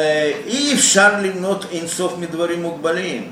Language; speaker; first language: Hebrew; non-native, fluent; Russian